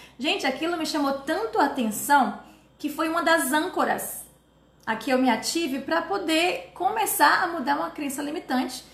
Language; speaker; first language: Portuguese; native; Portuguese